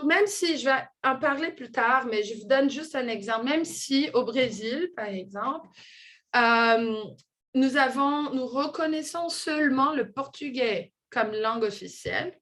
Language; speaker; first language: French; non-native, fluent; Portuguese